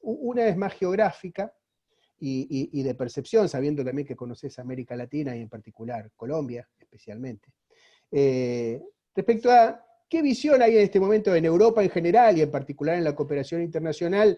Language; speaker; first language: Spanish; native; Spanish